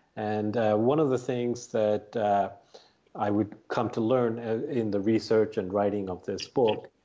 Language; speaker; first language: English; early bilingual, other home language; Japanese